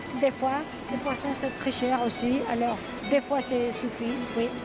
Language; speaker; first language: French; non-native, fluent; Spanish